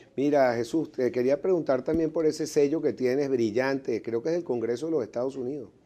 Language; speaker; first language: Spanish; native; Spanish